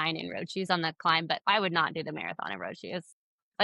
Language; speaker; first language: English; native; English